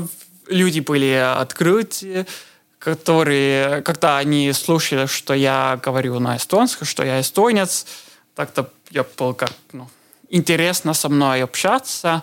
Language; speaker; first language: Russian; non-native, learner; Estonian